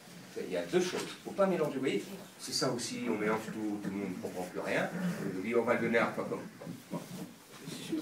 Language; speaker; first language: French; native; French